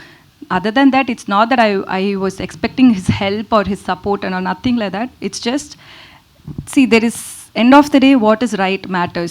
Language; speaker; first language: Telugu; non-native, learner; Tamil